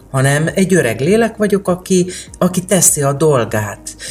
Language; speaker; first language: Hungarian; native; Hungarian